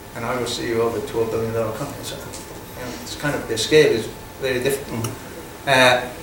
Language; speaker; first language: English; non-native, fluent; Persian